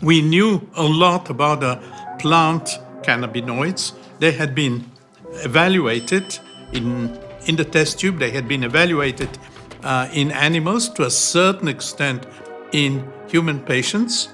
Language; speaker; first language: English; non-native, fluent; Bulgarian